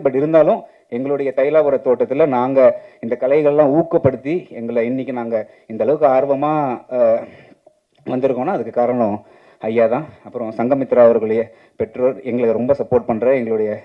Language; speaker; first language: Tamil; native; Tamil